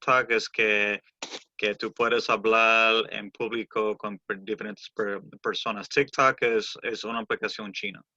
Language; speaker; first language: Spanish; early bilingual, heritage; English